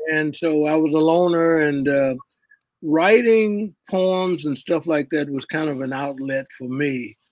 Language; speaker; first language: English; native; English